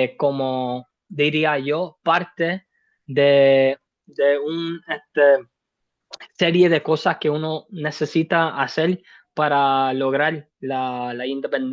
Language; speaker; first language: Spanish; early bilingual, heritage; Spanish